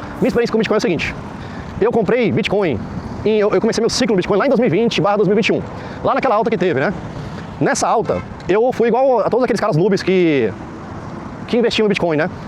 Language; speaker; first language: Portuguese; native; Portuguese